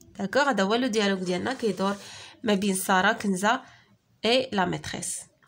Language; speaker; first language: French; non-native, local second language; Arabic